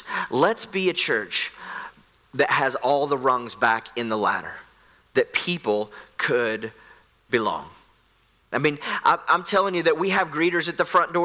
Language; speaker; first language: English; native; English